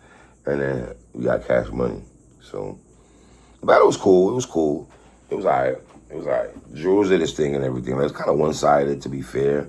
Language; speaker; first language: English; native; English